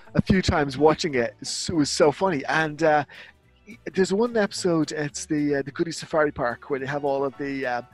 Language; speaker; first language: English; native; English